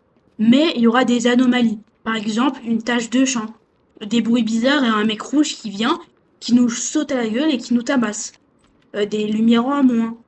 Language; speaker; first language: French; native; French